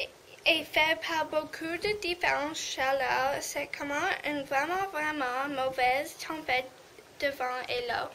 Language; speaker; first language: French; non-native, learner; English